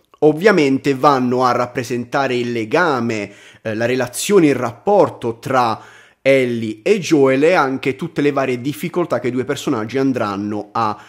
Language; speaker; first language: Italian; native; Italian